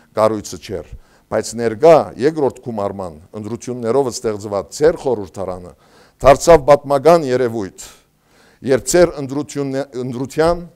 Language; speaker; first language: Armenian; early bilingual, heritage; Armenian